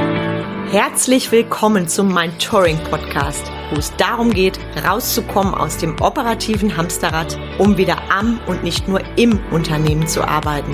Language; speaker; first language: German; native; German